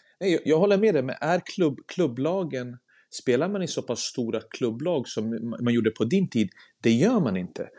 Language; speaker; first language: Swedish; early bilingual, other home language; Serbian